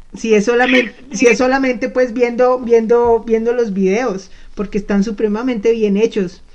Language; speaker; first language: Spanish; native; Spanish